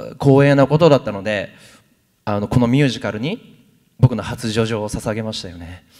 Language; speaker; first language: Japanese; native; Japanese